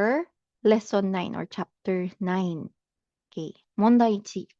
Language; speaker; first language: English; non-native, local second language; Filipino